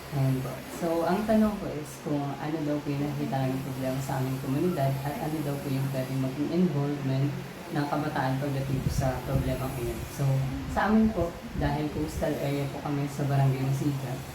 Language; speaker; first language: Filipino; native; Filipino